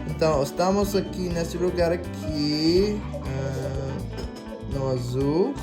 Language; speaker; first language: Portuguese; non-native, fluent; English